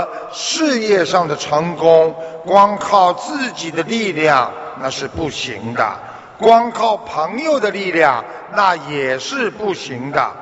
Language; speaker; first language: Chinese; native; Chinese